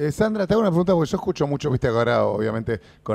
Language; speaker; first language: Spanish; native; Spanish